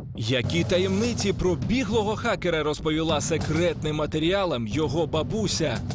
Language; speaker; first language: Ukrainian; native; Ukrainian